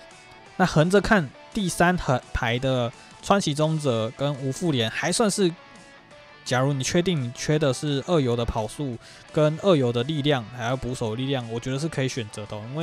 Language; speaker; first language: Chinese; native; Chinese